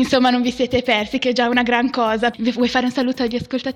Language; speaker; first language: Italian; native; Italian